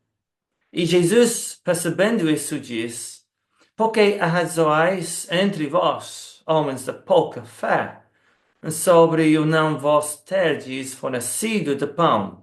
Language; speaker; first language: Portuguese; non-native, fluent; English